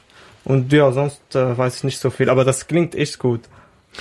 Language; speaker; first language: German; non-native, learner; Arabic